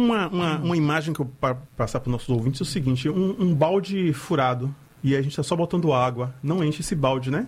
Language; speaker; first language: Portuguese; native; Portuguese